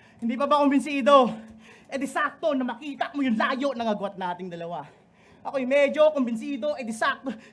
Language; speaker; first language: Filipino; native; Filipino